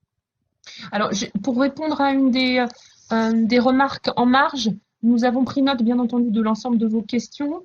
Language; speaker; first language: French; native; French